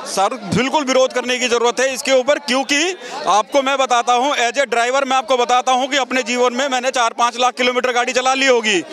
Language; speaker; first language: Hindi; native; Hindi